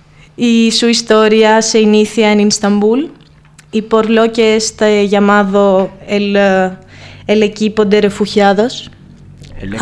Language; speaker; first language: Spanish; non-native, fluent; Greek